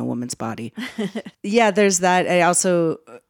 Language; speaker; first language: English; native; English